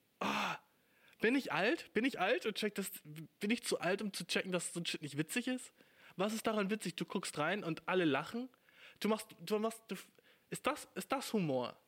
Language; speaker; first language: German; native; German